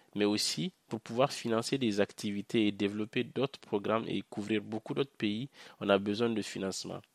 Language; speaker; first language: French; non-native, local second language; Hausa